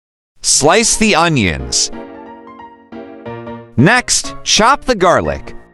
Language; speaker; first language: English; non-native, local second language; Filipino